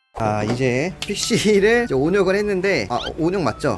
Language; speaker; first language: Korean; native; Korean